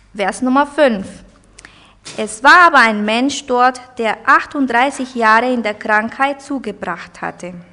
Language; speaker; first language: German; early bilingual, heritage; German